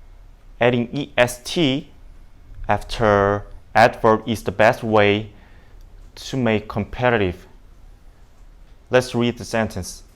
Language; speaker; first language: English; non-native, learner; Indonesian